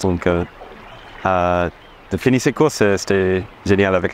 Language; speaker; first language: French; non-native, fluent; English